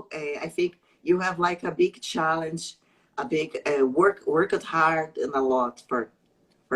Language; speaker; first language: English; non-native, learner; Portuguese